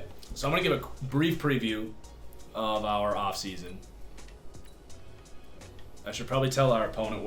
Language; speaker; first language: English; native; English